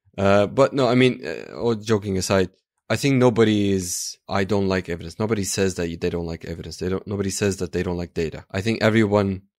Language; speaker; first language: English; non-native, fluent; Turkish